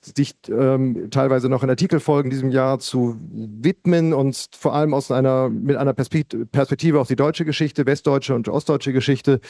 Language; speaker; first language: German; native; German